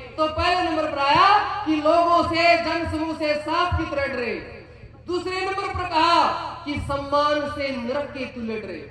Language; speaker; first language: Hindi; native; Hindi